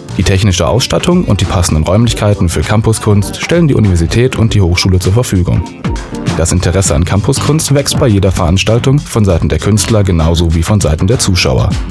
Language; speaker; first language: German; native; German